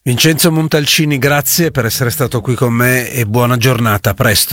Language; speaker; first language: Italian; native; Italian